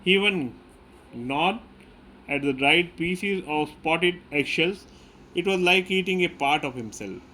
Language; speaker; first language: English; non-native, local second language; Hindi